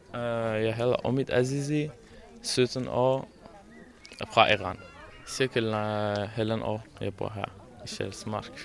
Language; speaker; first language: Danish; non-native, learner; Persian